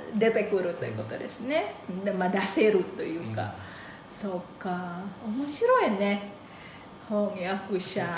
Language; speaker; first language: Japanese; non-native, fluent; Indonesian